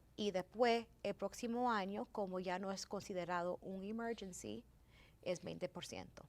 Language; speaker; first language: Spanish; early bilingual, heritage; Spanish